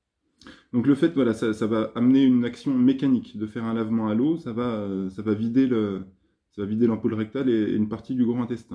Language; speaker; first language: French; native; French